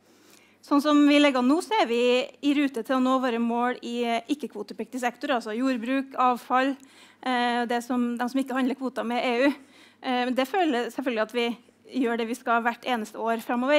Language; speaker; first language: Norwegian; native; Norwegian